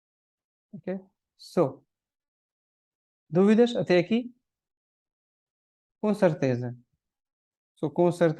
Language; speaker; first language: Portuguese; non-native, fluent; Hindi